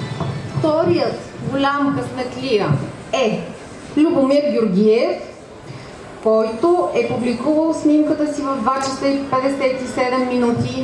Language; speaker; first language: Bulgarian; native; Bulgarian